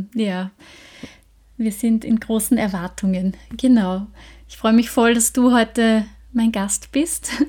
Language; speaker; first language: German; native; German